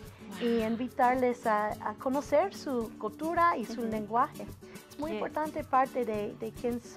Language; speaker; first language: Spanish; non-native, learner; English